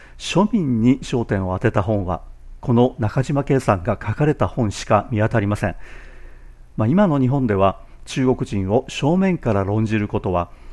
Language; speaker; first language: Japanese; native; Japanese